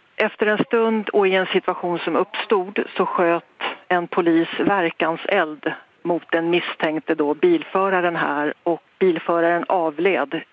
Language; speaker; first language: Swedish; native; Swedish